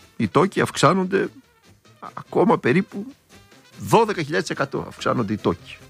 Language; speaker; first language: Greek; native; Greek